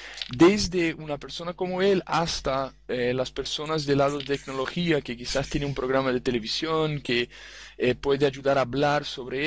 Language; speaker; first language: Spanish; non-native, fluent; Portuguese